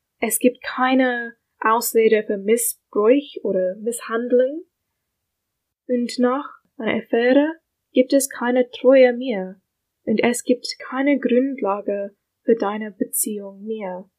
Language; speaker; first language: German; non-native, learner; English